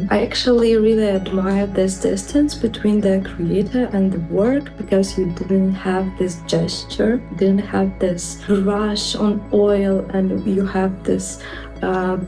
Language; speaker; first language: English; non-native, fluent; Ukrainian